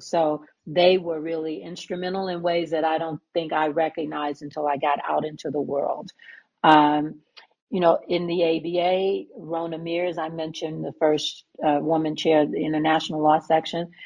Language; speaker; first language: English; native; English